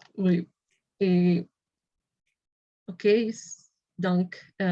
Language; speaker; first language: French; non-native, learner; Spanish